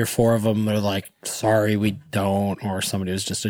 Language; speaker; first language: English; native; English